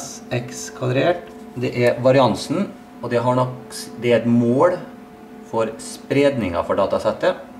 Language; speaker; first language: Norwegian; native; Norwegian